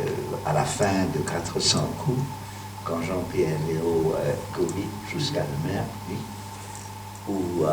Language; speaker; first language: French; non-native, fluent; Hungarian